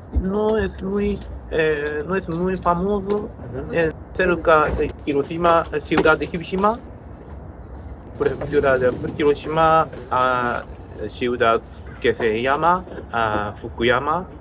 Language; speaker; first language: Spanish; non-native, learner; Japanese